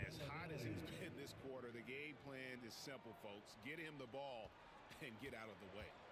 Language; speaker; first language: English; native; English